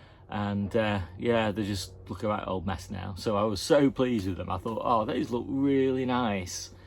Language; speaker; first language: English; native; English